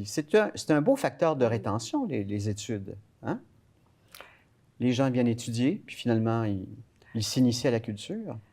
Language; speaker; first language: French; native; French